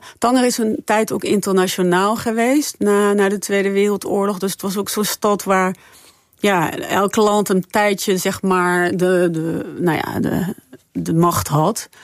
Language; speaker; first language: Dutch; non-native, fluent; French